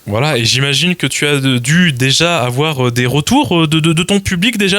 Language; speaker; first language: French; native; French